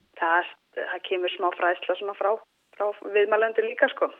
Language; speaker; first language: Icelandic; native; Icelandic